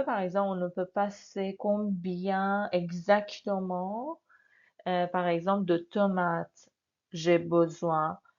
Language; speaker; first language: French; non-native, fluent; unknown